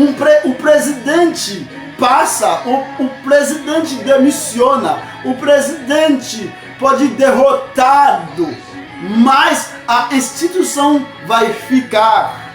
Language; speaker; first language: Portuguese; non-native, fluent; Haitian Creole